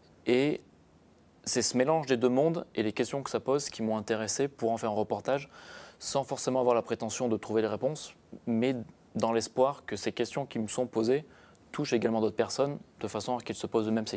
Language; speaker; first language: French; native; French